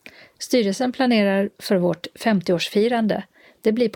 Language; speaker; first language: Swedish; native; Swedish